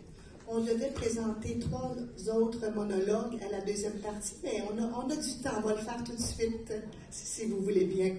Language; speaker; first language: French; native; French